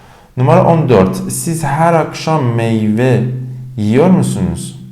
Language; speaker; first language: Turkish; non-native, fluent; Persian